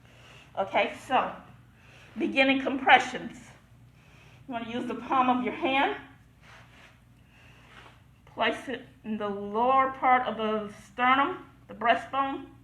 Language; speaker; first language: English; native; English